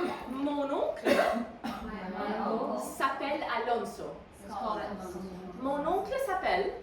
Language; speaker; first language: French; non-native, fluent; Spanish